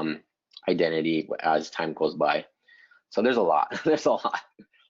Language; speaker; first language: English; native; English